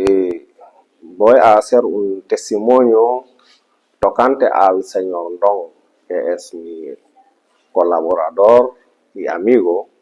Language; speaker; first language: Spanish; non-native, fluent; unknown